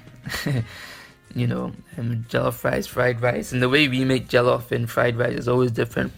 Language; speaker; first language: English; native; English